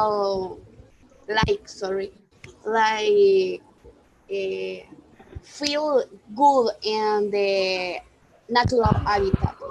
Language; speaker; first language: English; non-native, learner; Spanish